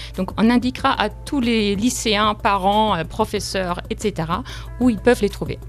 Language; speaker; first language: French; non-native, fluent; German